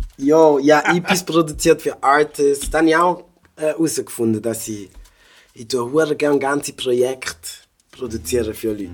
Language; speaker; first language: German; native; German